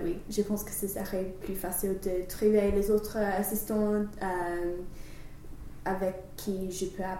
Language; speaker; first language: French; non-native, learner; English